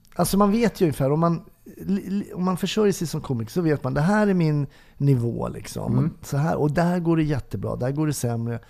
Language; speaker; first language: Swedish; native; Swedish